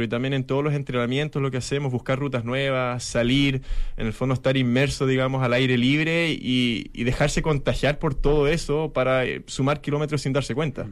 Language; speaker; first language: Spanish; native; Spanish